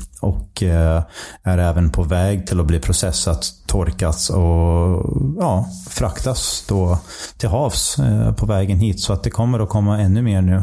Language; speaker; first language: Swedish; non-native, fluent; English